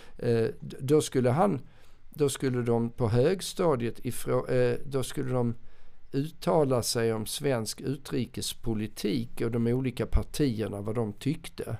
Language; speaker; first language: Swedish; native; Swedish